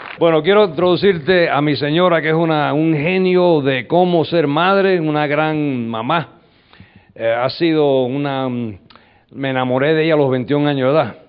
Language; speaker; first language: Spanish; early bilingual, heritage; English